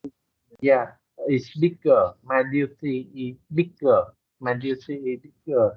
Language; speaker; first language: English; non-native, learner; Vietnamese